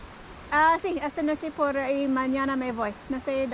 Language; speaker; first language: Spanish; non-native, learner; English